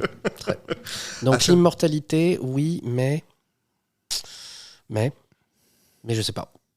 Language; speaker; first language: French; native; French